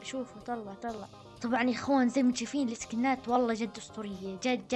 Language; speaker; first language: Arabic; native; Arabic